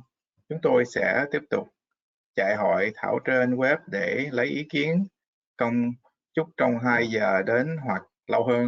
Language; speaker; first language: Vietnamese; non-native, fluent; English